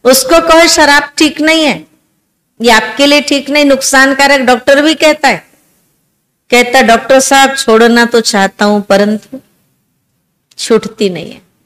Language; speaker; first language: Hindi; native; Hindi